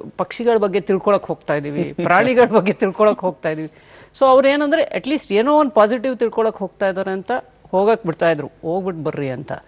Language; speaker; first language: Kannada; non-native, local second language; Gujarati